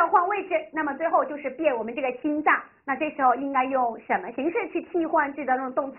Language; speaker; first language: Chinese; native; Chinese